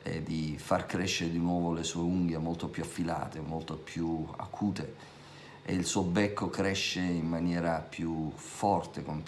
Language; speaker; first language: Italian; native; Italian